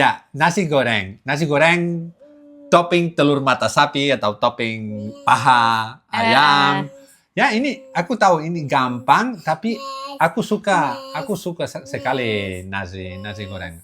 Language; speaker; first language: Indonesian; non-native, learner; Catalan